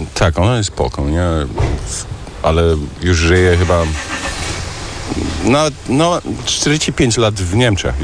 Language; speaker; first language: Polish; early bilingual, heritage; German